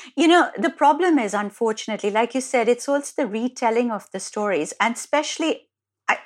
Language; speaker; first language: English; non-native, local second language; Hindi